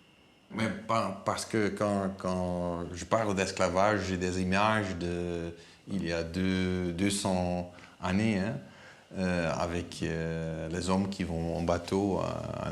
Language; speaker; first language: French; non-native, fluent; Dutch